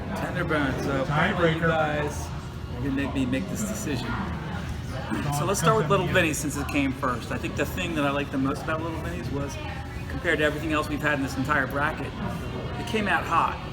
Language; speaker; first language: English; native; English